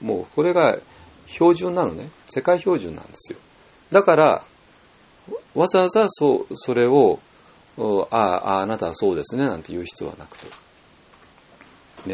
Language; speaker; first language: Japanese; native; Japanese